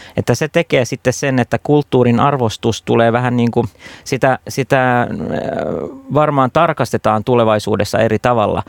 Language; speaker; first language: Finnish; non-native, local second language; Swedish